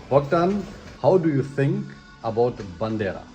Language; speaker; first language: English; non-native, fluent; German